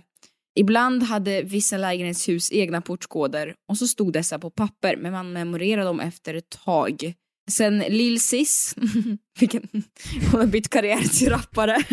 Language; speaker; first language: Swedish; native; Swedish